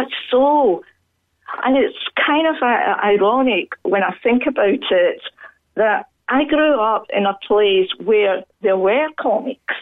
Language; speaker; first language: English; native; English